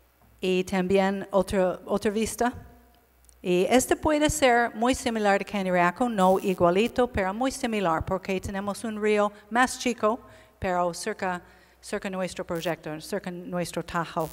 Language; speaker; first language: Spanish; non-native, learner; English